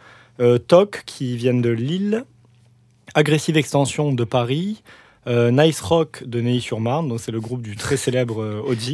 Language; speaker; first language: French; native; French